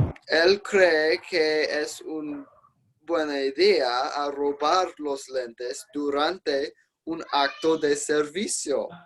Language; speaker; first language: Spanish; non-native, learner; English